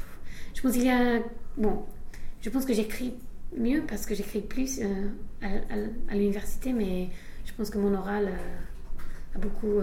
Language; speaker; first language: French; non-native, fluent; English